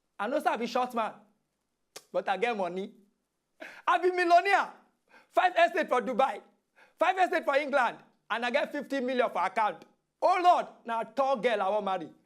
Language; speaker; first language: Nigerian Pidgin; native; Nigerian Pidgin